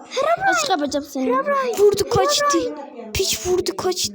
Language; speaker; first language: Turkish; native; Turkish